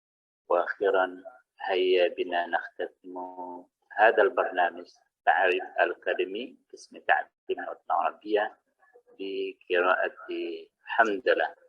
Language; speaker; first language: Arabic; non-native, fluent; Indonesian